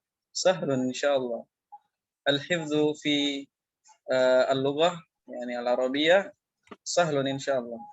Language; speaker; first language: Arabic; non-native, fluent; Indonesian